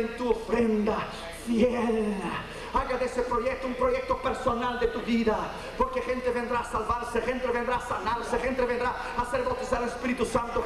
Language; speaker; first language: Spanish; non-native, fluent; Portuguese